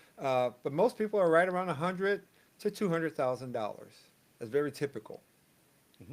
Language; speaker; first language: English; native; English